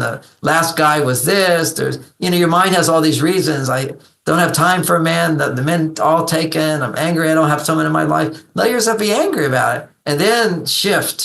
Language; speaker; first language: English; native; English